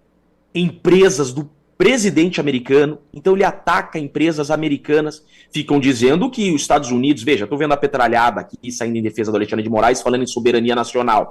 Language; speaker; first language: Portuguese; native; Portuguese